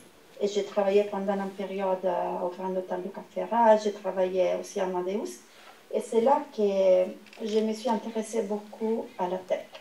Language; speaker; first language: French; non-native, fluent; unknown